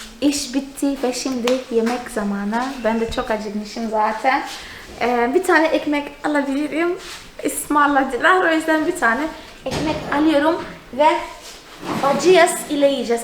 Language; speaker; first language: Turkish; non-native, fluent; Portuguese